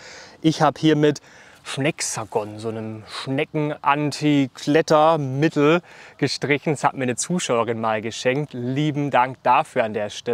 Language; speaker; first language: German; native; German